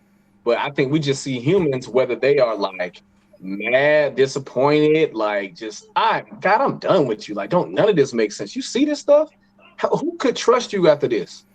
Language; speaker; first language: English; native; English